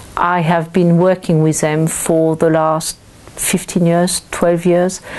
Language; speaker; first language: English; non-native, fluent; French